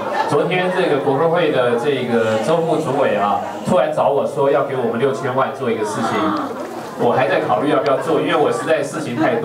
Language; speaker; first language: Chinese; native; Chinese